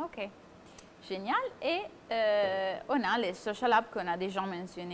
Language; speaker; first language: French; non-native, fluent; Italian